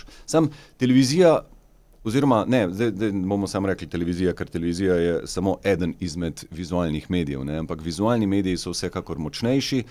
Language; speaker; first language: Slovenian; native; Slovenian